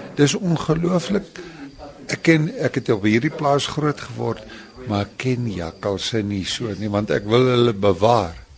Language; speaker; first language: Afrikaans; native; Afrikaans